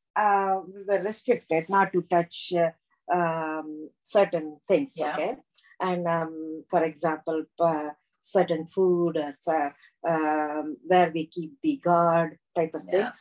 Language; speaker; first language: English; non-native, local second language; Tamil